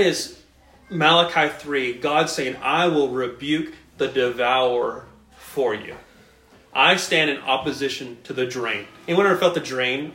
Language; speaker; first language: English; native; English